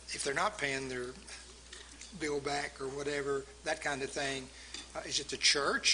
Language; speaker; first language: English; non-native, fluent; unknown